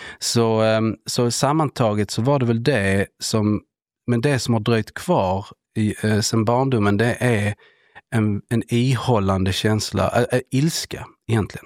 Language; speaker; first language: Swedish; early bilingual, other home language; Spanish